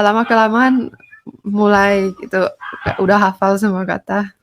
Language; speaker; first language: Indonesian; non-native, fluent; Finnish